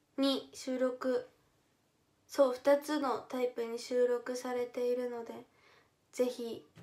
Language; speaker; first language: Japanese; native; Japanese